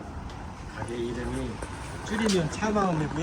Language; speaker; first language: Korean; native; Korean